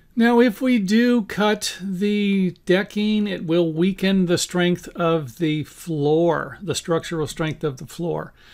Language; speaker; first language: English; native; English